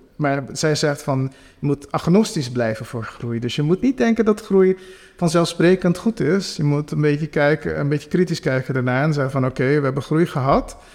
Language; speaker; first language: Dutch; non-native, local second language; Papiamento